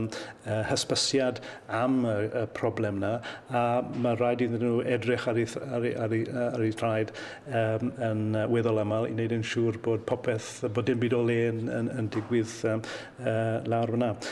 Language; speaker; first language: Welsh; native; Welsh